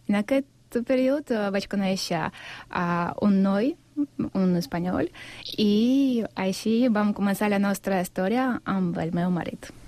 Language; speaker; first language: Catalan; non-native, fluent; Russian